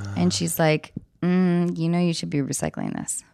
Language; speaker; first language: English; native; English